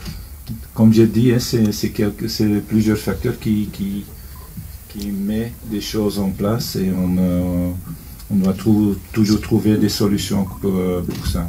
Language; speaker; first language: French; non-native, local second language; Dutch